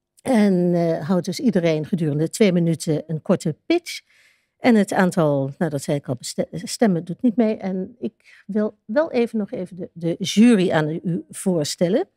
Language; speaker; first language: Dutch; native; Dutch